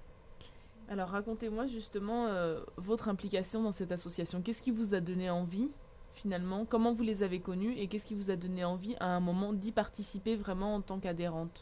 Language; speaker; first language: French; native; French